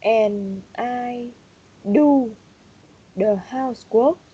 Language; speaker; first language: English; non-native, learner; Vietnamese